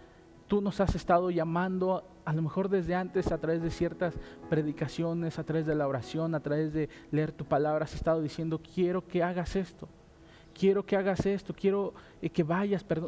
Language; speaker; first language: Spanish; native; Spanish